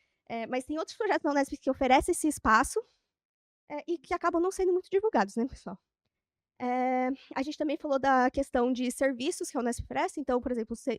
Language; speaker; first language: Portuguese; native; Portuguese